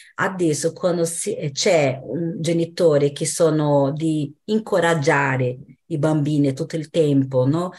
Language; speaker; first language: Italian; non-native, fluent; Portuguese